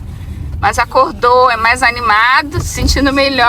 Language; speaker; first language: Portuguese; native; Portuguese